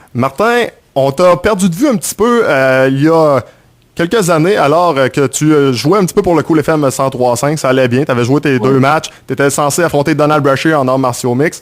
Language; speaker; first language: French; native; French